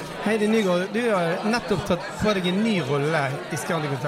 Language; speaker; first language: Norwegian; native; Norwegian